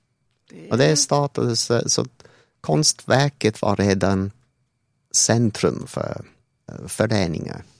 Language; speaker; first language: Swedish; non-native, fluent; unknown